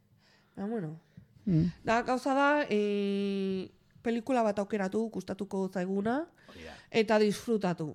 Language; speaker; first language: Basque; non-native, local second language; Spanish